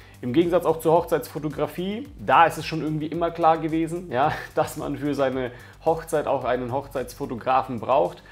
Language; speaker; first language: German; native; German